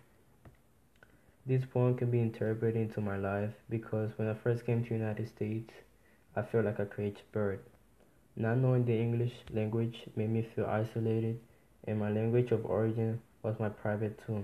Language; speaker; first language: English; non-native, fluent; Spanish